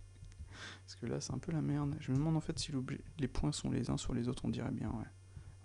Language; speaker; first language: French; native; French